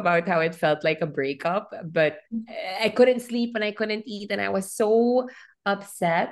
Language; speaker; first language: English; non-native, local second language; Filipino